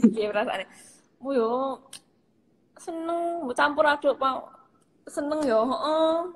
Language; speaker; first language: Indonesian; non-native, local second language; Javanese